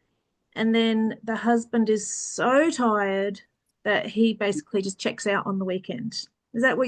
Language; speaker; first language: English; early bilingual, other home language; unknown